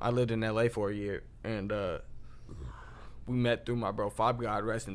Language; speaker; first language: English; native; English